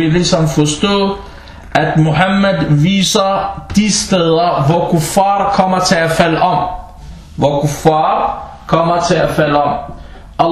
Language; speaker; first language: Danish; early bilingual, other home language; Arabic